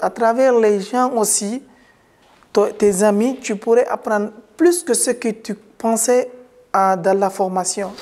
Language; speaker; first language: French; non-native, local second language; Fula